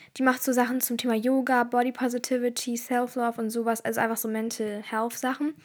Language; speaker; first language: German; early bilingual, other home language; Turkish